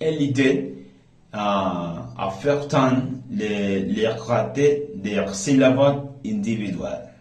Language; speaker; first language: French; non-native, learner; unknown